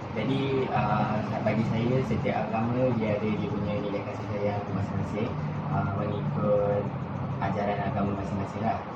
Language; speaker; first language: Malay; non-native, local second language; Tamil